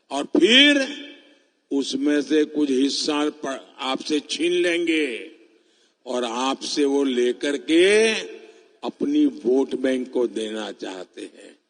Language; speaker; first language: Hindi; non-native, local second language; Gujarati